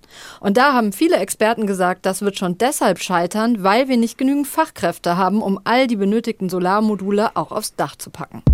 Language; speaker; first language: German; native; German